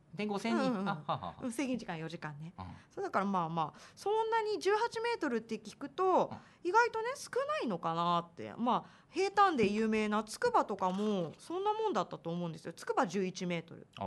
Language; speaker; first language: Japanese; native; Japanese